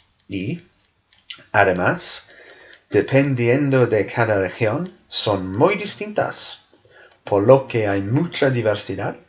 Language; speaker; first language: Spanish; non-native, fluent; English